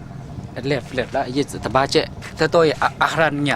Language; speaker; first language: Russian; non-native, learner; Burmese